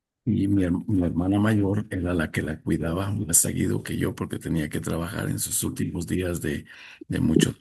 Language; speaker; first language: Spanish; native; Spanish